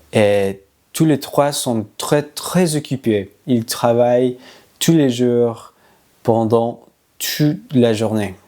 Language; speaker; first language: French; non-native, learner; English